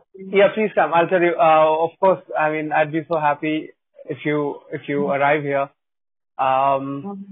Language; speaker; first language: English; non-native, local second language; Hindi